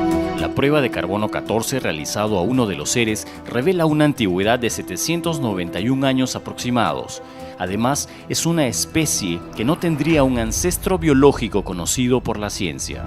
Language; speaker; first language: Spanish; native; Spanish